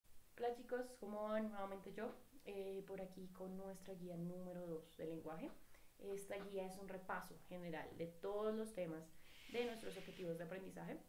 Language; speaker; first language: Spanish; native; Spanish